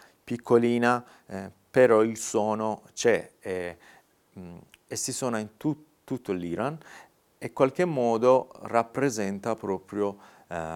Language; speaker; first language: Italian; non-native, fluent; Persian